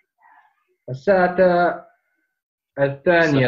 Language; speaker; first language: Arabic; non-native, learner; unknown